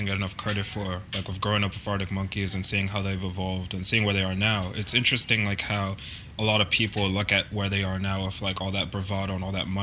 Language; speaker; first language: English; native; English